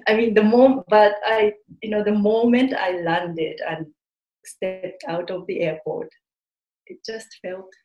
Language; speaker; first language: English; non-native, fluent; Japanese